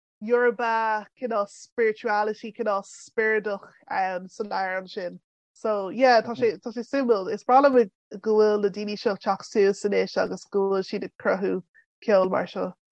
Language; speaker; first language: Irish; early bilingual, other home language; English